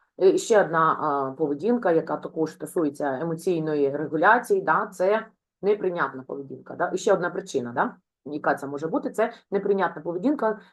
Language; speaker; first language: Ukrainian; non-native, local second language; Russian